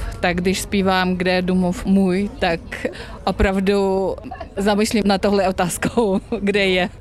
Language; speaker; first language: Czech; non-native, fluent; Russian